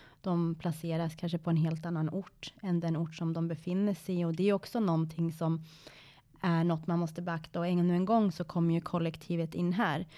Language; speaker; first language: Swedish; early bilingual, other home language; Persian